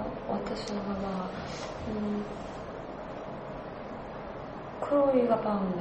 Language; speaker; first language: Japanese; non-native, learner; Korean